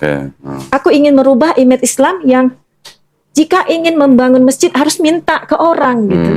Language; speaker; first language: Indonesian; native; Indonesian